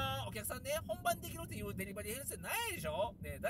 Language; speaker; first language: Japanese; native; Japanese